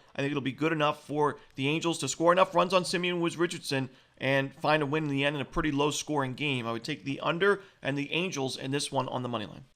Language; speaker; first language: English; native; English